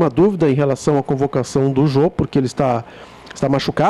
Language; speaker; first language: Portuguese; native; Portuguese